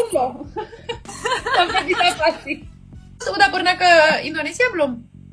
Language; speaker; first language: Indonesian; non-native, fluent; Romanian